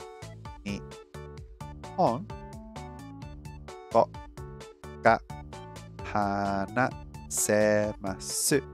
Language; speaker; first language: Japanese; non-native, learner; English